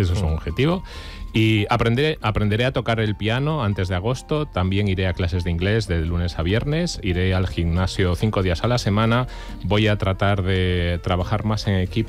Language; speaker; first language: Spanish; native; Spanish